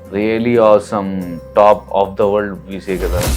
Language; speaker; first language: Telugu; non-native, learner; Hindi